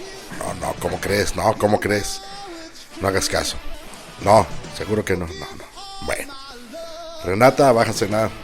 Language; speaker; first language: Spanish; native; Spanish